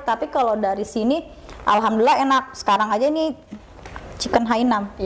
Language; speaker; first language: Indonesian; native; Indonesian